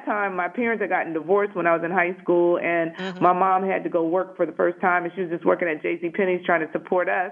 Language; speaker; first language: English; native; English